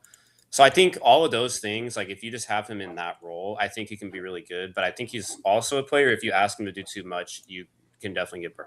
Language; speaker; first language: English; native; English